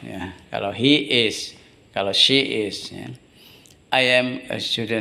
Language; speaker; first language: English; non-native, learner; Indonesian